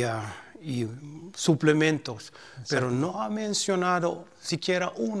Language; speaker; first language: Spanish; non-native, fluent; Papiamento